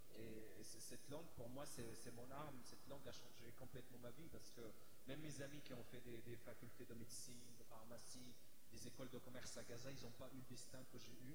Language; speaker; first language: French; non-native, fluent; Arabic